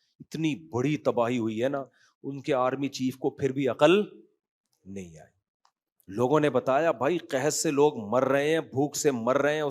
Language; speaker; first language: Urdu; native; Urdu